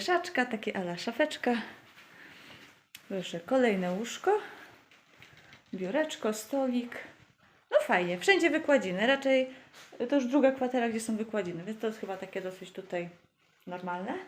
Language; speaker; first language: Polish; native; Polish